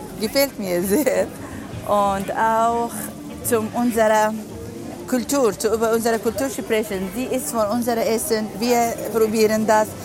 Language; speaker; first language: German; non-native, learner; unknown